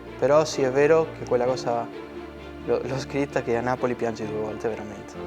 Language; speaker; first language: Italian; non-native, fluent; Spanish